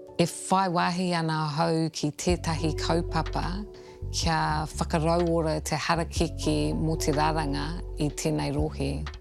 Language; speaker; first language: Māori; early bilingual, other home language; English